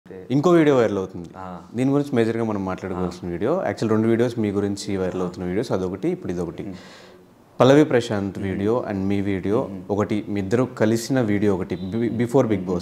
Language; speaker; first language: Telugu; native; Telugu